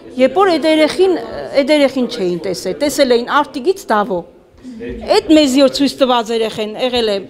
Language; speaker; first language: Armenian; native; Armenian